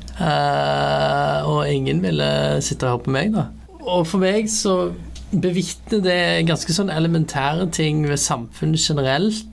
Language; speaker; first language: Norwegian; early bilingual, other home language; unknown